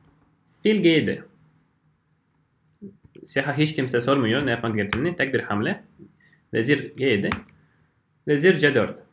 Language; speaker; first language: Turkish; non-native, fluent; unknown